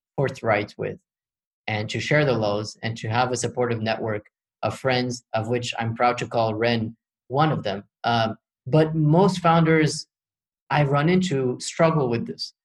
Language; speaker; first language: English; early bilingual, other home language; Arabic